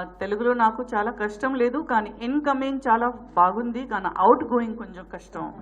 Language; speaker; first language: Telugu; non-native, learner; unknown